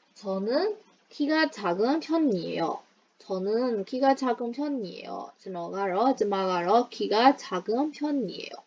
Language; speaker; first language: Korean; non-native, fluent; Burmese